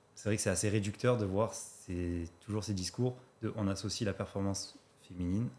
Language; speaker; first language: French; native; French